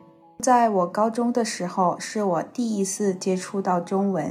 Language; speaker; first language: Chinese; non-native, fluent; Thai